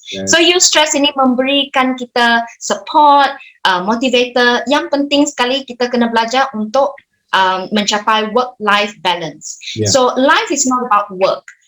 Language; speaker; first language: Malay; non-native, local second language; Chinese